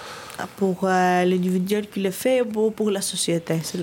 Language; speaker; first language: French; non-native, learner; Greek